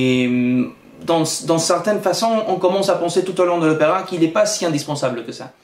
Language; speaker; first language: French; non-native, fluent; Spanish